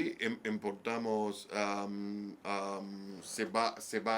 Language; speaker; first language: Spanish; non-native, learner; English